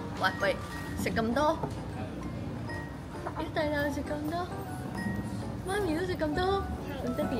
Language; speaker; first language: Cantonese; native; Cantonese